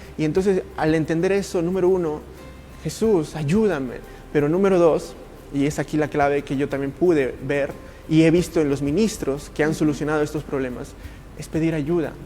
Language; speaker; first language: Spanish; early bilingual, heritage; Spanish